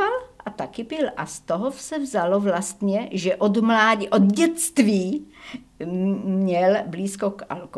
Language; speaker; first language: Czech; early bilingual, heritage; Czech